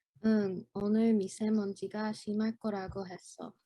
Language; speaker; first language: Korean; non-native, learner; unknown